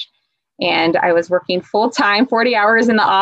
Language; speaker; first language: English; native; English